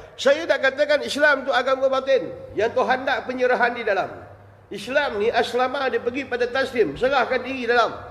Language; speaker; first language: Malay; native; Malay